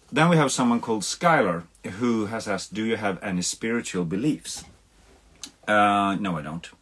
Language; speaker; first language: English; non-native, fluent; Swedish